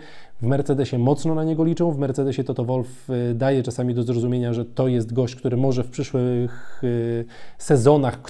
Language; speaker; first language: Polish; native; Polish